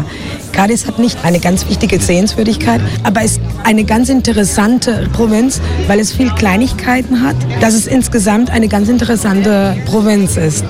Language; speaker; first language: German; non-native, fluent; Spanish